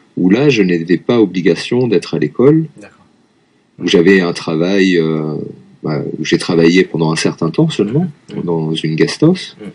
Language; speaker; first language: French; native; French